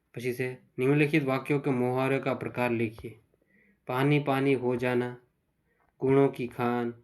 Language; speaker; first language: Hindi; non-native, local second language; Gujarati